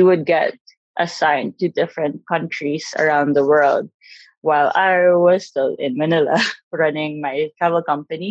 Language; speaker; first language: English; non-native, local second language; Filipino